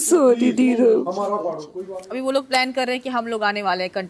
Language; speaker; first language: Hindi; native; Hindi